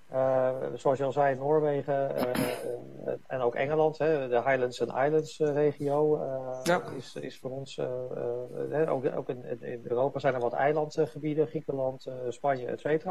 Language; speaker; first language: Dutch; native; Dutch